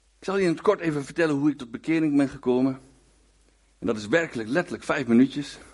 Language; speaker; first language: Dutch; native; Dutch